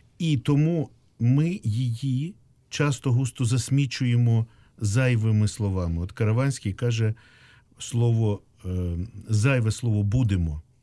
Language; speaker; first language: Ukrainian; native; Ukrainian